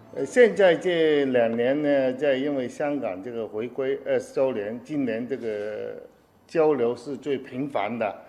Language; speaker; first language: Chinese; non-native, fluent; Cantonese